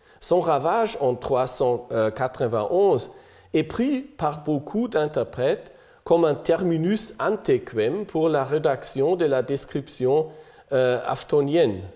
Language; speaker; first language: French; non-native, fluent; German